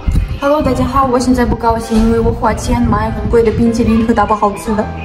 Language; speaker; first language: Chinese; non-native, learner; Ukrainian